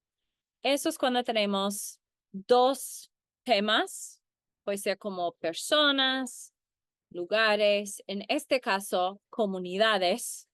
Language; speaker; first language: Spanish; early bilingual, heritage; Spanish